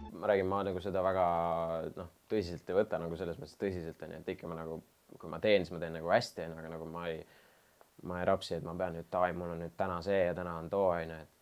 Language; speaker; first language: Estonian; non-native, local second language; Russian